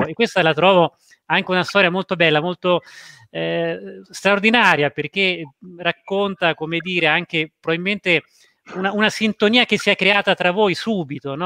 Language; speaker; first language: Italian; native; Italian